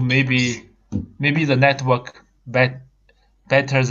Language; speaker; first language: English; non-native, learner; Chinese